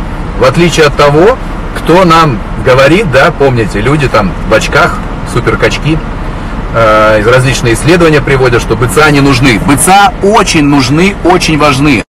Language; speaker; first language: Russian; native; Russian